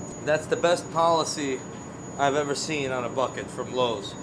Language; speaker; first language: English; early bilingual, other home language; Russian